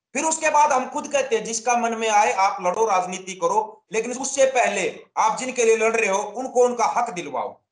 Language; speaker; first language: Hindi; native; Hindi